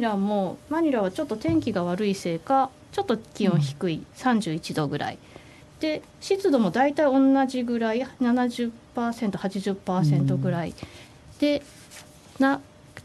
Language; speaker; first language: Japanese; native; Japanese